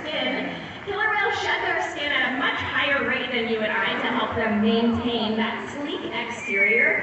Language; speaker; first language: English; native; English